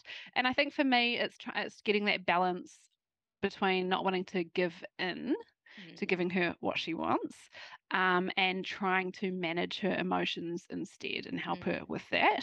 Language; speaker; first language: English; native; English